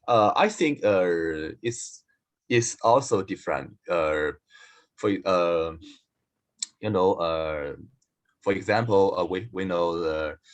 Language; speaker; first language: English; non-native, learner; Chinese